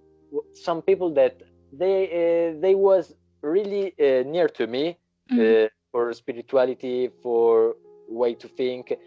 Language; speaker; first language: English; non-native, learner; Italian